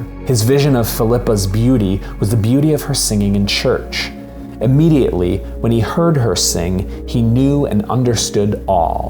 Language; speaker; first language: English; native; English